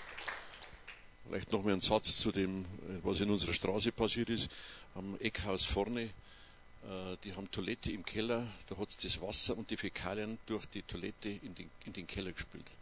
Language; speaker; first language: German; native; German